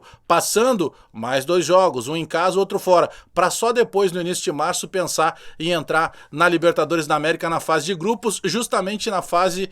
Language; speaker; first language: Portuguese; native; Portuguese